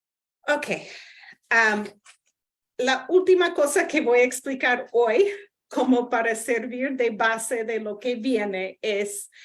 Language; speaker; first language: Spanish; non-native, fluent; English